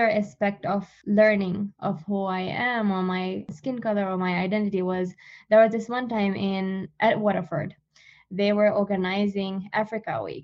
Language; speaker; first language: English; non-native, fluent; Divehi